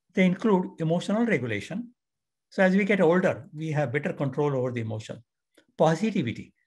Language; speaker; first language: English; non-native, local second language; Marathi